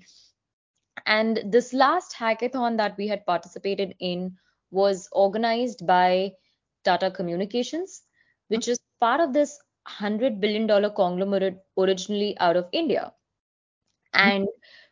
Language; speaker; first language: English; non-native, local second language; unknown